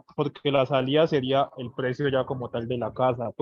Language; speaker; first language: Spanish; native; Spanish